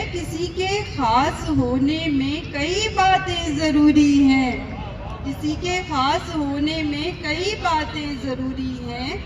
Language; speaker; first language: Urdu; non-native, local second language; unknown